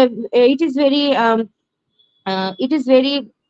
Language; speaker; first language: English; non-native, learner; Bangla